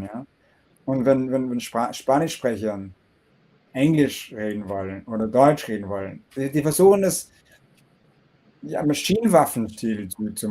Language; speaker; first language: German; non-native, fluent; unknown